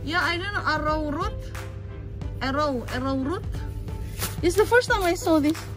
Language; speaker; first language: English; non-native, learner; Indonesian